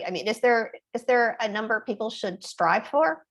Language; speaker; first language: English; native; English